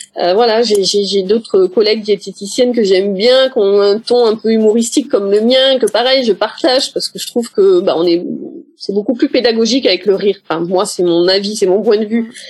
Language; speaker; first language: French; native; French